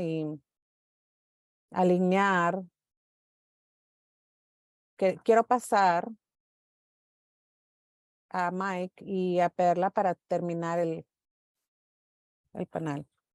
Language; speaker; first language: Spanish; early bilingual, heritage; English